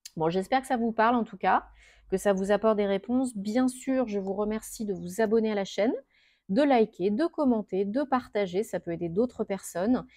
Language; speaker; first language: French; native; French